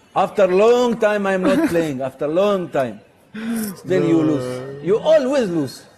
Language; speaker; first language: English; non-native, learner; Arabic